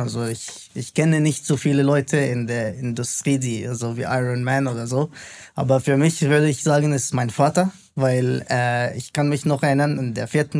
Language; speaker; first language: German; non-native, fluent; Arabic